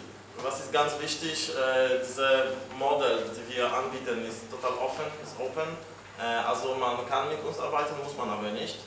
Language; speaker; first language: German; non-native, fluent; Polish